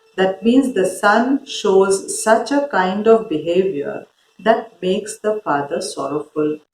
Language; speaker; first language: English; non-native, local second language; Hindi